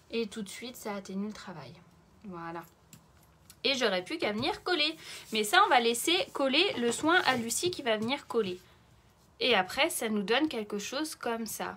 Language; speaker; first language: French; native; French